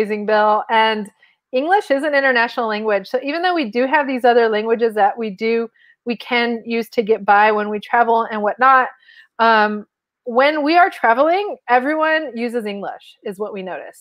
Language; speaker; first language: English; non-native, fluent; Spanish